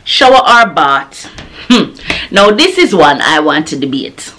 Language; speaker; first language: English; non-native, local second language; Jamaican Creole English